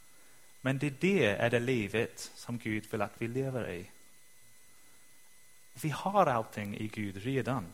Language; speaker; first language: Swedish; non-native, fluent; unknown